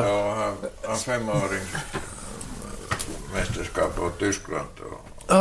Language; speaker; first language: Swedish; non-native, learner; Finnish